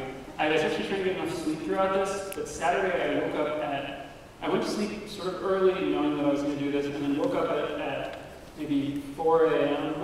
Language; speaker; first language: English; native; English